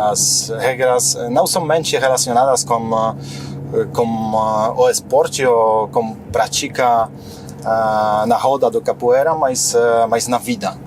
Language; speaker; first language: Portuguese; non-native, fluent; Polish